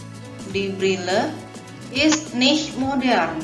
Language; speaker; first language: German; non-native, fluent; Indonesian